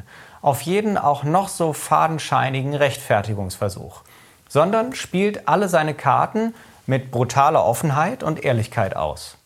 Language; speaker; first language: German; native; German